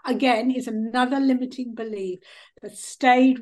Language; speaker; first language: English; early bilingual, other home language; Punjabi